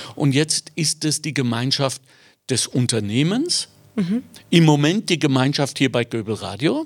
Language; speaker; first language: German; native; German